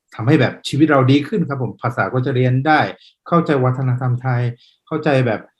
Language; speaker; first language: Thai; non-native, fluent; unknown